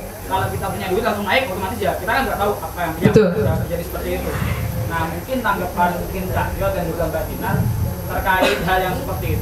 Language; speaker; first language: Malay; non-native, local second language; Javanese